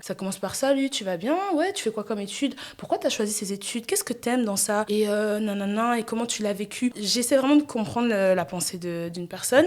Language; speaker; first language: French; native; French